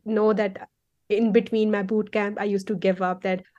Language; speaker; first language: English; non-native, local second language; Punjabi